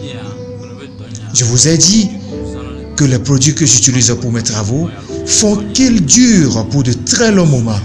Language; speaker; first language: French; non-native, local second language; Ewe